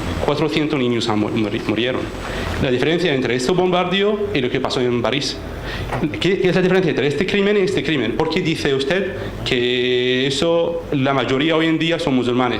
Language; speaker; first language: Spanish; non-native, fluent; Arabic